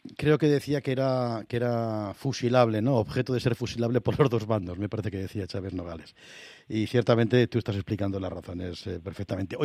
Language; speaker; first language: Spanish; native; Spanish